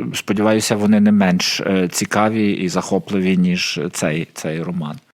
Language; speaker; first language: Ukrainian; native; Ukrainian